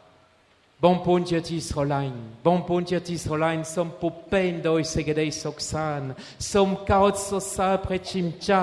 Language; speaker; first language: Khmer; non-native, fluent; French